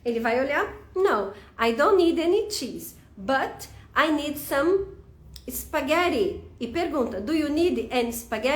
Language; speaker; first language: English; non-native, fluent; Portuguese